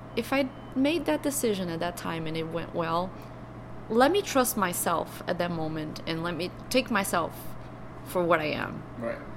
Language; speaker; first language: English; non-native, fluent; Portuguese